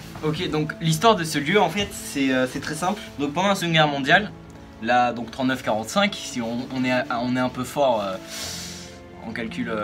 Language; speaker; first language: French; native; French